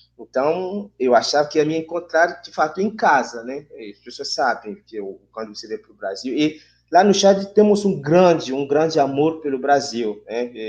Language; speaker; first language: Portuguese; non-native, fluent; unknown